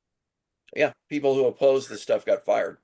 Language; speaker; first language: English; native; English